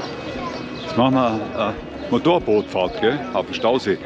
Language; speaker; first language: German; native; German